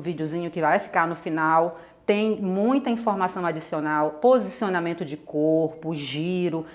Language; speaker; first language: Portuguese; native; Portuguese